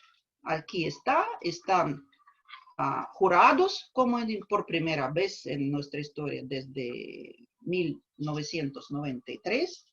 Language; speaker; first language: Spanish; non-native, fluent; Russian